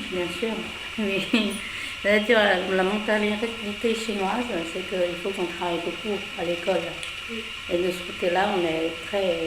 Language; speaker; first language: French; non-native, fluent; Chinese